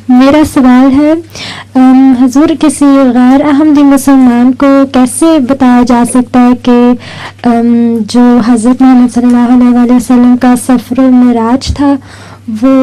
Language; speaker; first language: Hindi; early bilingual, heritage; Urdu